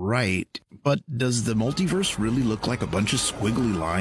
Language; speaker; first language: English; native; English